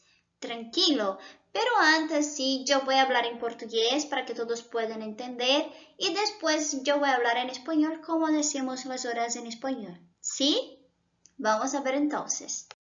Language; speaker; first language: Spanish; non-native, fluent; Portuguese